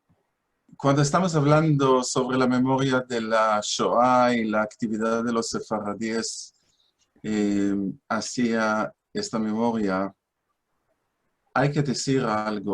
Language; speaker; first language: Spanish; non-native, fluent; Hebrew